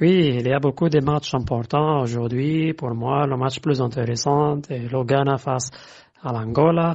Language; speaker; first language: French; non-native, fluent; Arabic